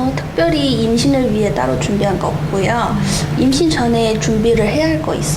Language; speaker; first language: Korean; non-native, fluent; Chinese